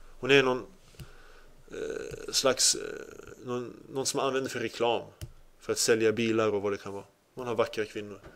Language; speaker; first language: Swedish; early bilingual, other home language; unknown